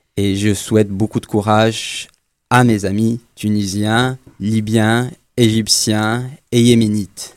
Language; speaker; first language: French; non-native, local second language; Arabic